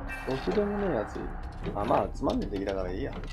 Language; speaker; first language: Japanese; native; Japanese